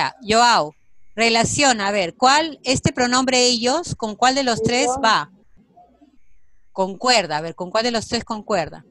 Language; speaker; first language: Spanish; native; Spanish